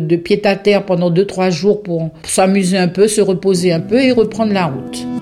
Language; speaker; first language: French; non-native, local second language; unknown